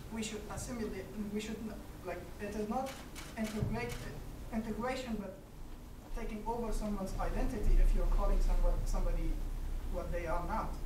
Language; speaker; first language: English; non-native, fluent; Persian